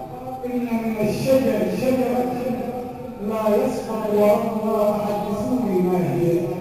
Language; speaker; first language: Arabic; native; Arabic